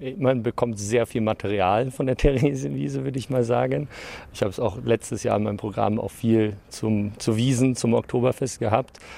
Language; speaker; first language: German; early bilingual, other home language; English